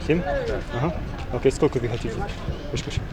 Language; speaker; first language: Russian; non-native, fluent; English